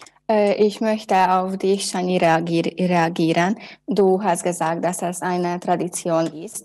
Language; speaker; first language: German; non-native, learner; Hungarian